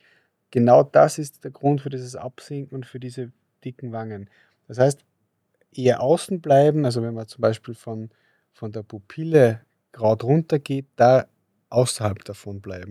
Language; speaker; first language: German; native; German